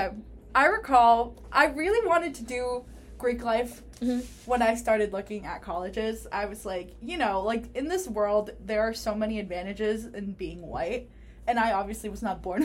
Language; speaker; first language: English; early bilingual, other home language; Spanish